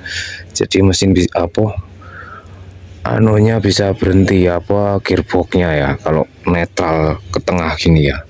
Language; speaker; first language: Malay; non-native, local second language; Javanese